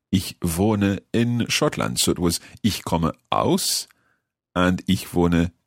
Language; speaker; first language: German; non-native, learner; English